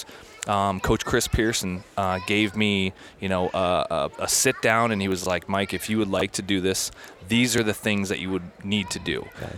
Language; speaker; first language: English; native; English